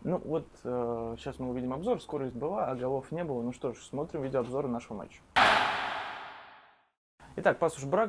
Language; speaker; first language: Russian; native; Russian